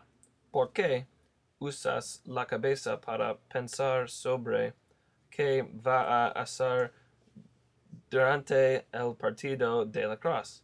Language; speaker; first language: Spanish; non-native, learner; English